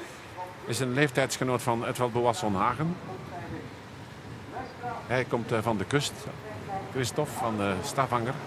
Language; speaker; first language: Dutch; native; Dutch